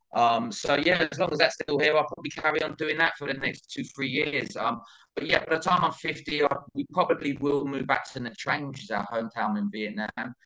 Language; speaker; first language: English; native; English